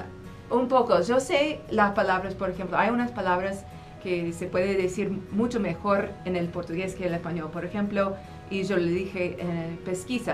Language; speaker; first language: Spanish; non-native, fluent; English